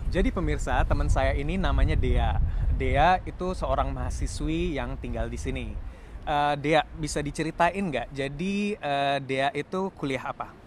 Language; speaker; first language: Indonesian; native; Indonesian